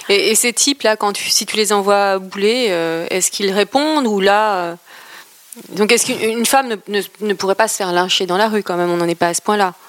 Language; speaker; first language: French; native; French